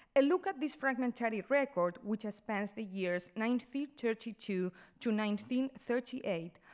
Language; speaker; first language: English; non-native, fluent; Spanish